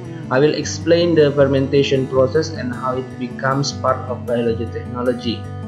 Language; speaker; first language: English; non-native, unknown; Indonesian